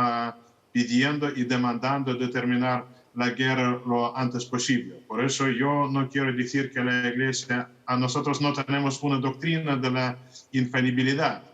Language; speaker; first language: Spanish; non-native, fluent; Russian